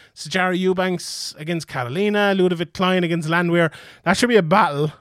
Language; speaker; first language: English; native; English